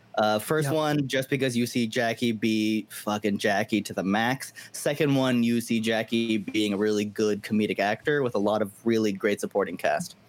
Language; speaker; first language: English; early bilingual, other home language; Hindi